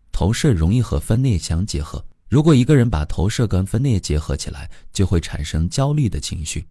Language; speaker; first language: Chinese; native; Chinese